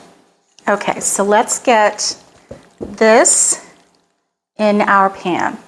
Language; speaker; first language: English; native; English